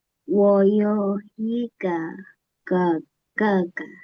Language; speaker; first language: Chinese; non-native, learner; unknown